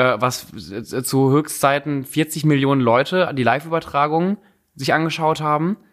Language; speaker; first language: German; native; German